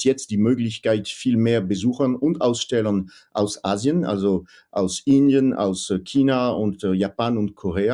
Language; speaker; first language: German; non-native, fluent; French